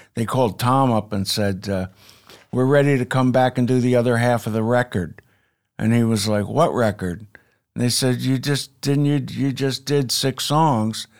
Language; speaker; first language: English; native; English